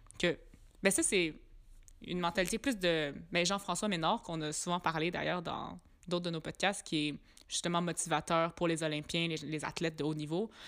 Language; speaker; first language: French; native; French